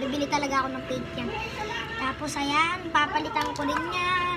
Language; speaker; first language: Filipino; native; Filipino